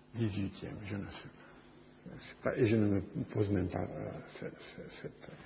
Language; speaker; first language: French; non-native, fluent; Romanian